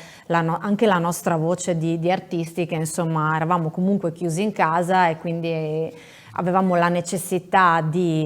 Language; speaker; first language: Italian; native; Italian